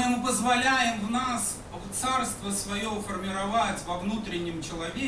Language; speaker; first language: Polish; non-native, learner; Russian